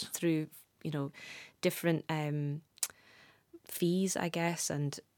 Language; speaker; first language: English; native; English